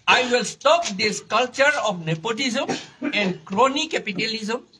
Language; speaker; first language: English; non-native, local second language; Karbi